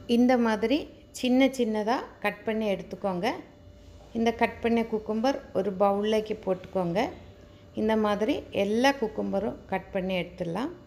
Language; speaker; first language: Tamil; non-native, local second language; Malayalam